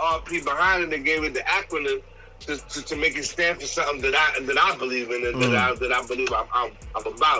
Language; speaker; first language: English; early bilingual, other home language; Spanish